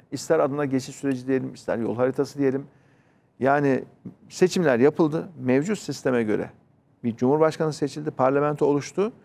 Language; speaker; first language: Turkish; native; Turkish